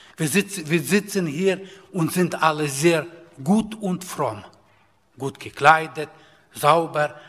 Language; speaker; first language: German; non-native, fluent; Russian